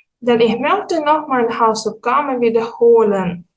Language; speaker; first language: German; non-native, fluent; Ukrainian